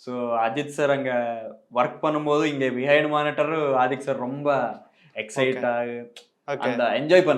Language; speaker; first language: Tamil; non-native, learner; Telugu